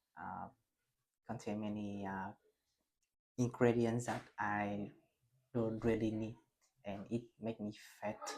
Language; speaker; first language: English; non-native, learner; Vietnamese